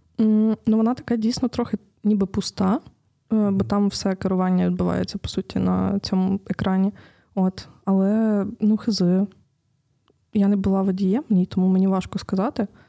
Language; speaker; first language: Ukrainian; native; Ukrainian